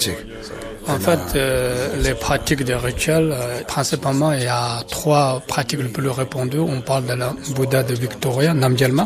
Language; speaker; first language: French; non-native, fluent; Tibetan